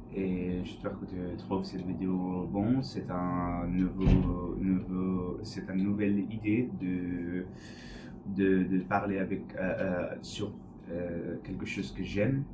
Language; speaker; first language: French; non-native, learner; English